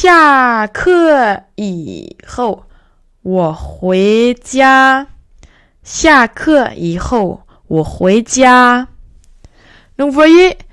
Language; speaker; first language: Chinese; non-native, fluent; French